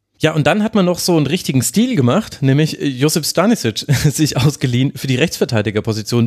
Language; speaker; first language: German; native; German